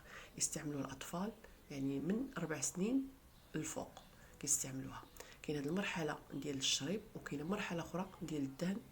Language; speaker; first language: Arabic; native; Arabic